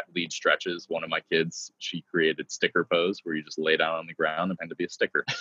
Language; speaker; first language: English; native; English